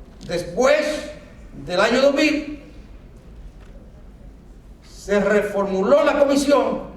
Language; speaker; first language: Spanish; native; Spanish